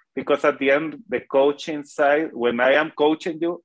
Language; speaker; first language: English; non-native, fluent; Spanish